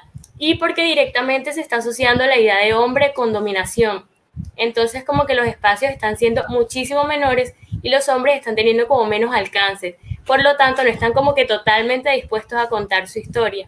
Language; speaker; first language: Spanish; native; Spanish